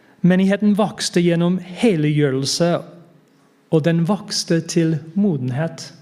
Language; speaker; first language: Norwegian; non-native, fluent; English